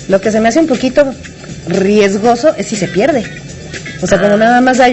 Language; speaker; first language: Spanish; native; Spanish